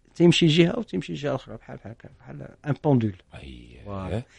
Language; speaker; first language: Arabic; native; Arabic